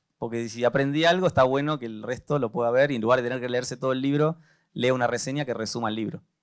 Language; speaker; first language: Spanish; native; Spanish